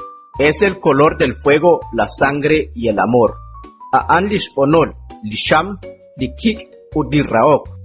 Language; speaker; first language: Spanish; non-native, local second language; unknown